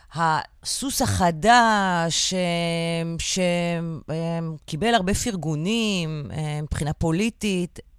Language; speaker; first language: Hebrew; native; Hebrew